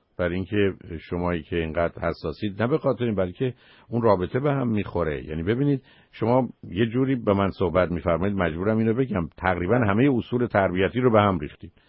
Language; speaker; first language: Persian; native; Persian